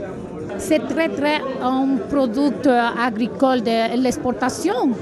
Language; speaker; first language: French; non-native, learner; Spanish